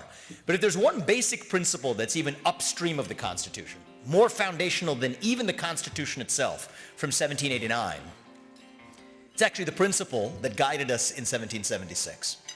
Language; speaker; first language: English; native; English